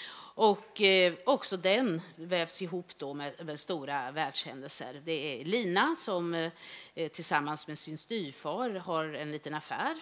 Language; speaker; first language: Swedish; native; Swedish